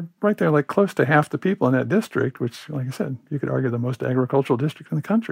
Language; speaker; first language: English; native; English